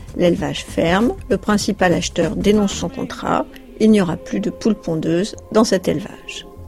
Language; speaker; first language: French; native; French